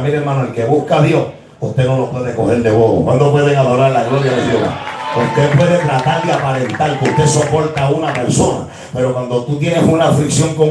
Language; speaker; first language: Spanish; early bilingual, heritage; Spanish